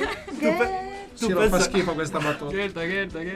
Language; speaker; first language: Italian; non-native, fluent; Portuguese